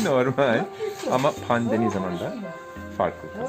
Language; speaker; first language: Turkish; non-native, learner; English